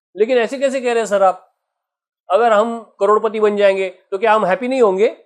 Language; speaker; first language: Hindi; non-native, local second language; Marathi